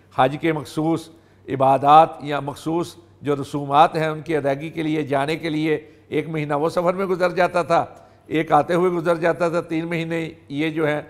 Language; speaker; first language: Urdu; non-native, local second language; Punjabi